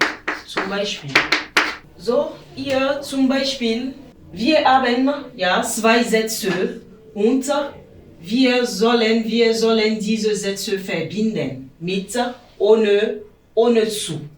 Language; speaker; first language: German; non-native, fluent; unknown